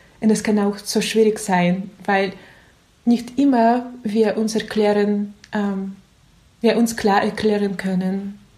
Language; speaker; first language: German; non-native, learner; Russian